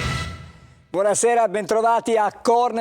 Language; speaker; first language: Italian; native; Italian